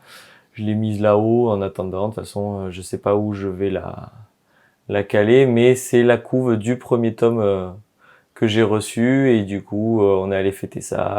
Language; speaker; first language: French; native; French